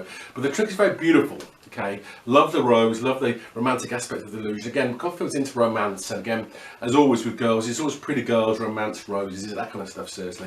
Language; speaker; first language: English; native; English